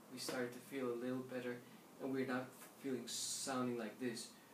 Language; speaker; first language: English; native; English